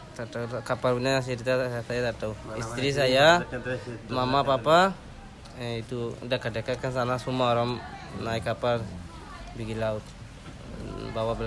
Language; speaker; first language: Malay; non-native, local second language; Rohingya